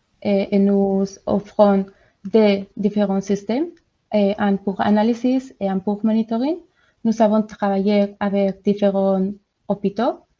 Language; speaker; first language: French; non-native, learner; Spanish